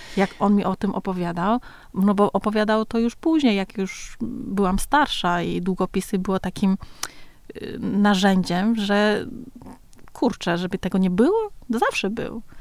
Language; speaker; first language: Polish; early bilingual, other home language; Vietnamese